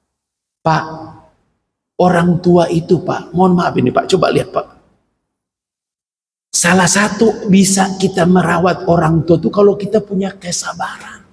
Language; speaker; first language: Indonesian; native; Indonesian